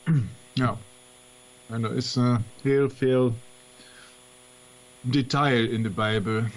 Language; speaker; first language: Dutch; non-native, learner; German